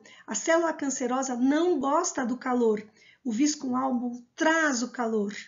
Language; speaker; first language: Portuguese; native; Portuguese